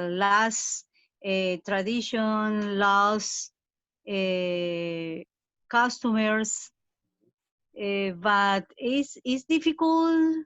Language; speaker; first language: English; non-native, fluent; Spanish